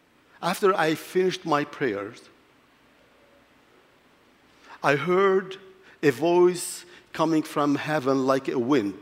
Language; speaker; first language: English; non-native, fluent; Arabic